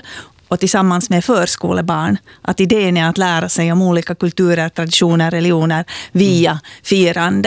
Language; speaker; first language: Swedish; native; Swedish